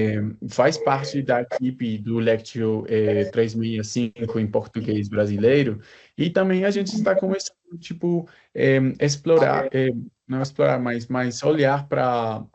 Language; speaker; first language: Portuguese; non-native, fluent; Spanish